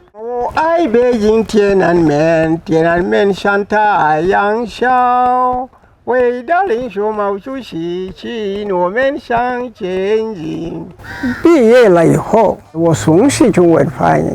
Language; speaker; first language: Chinese; non-native, fluent; Swahili